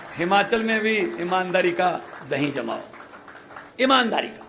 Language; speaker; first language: Hindi; non-native, local second language; Punjabi